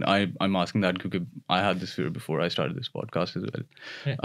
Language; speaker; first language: English; non-native, local second language; Urdu